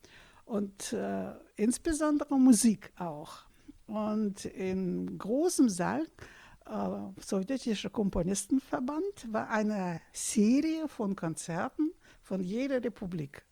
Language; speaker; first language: German; non-native, fluent; Russian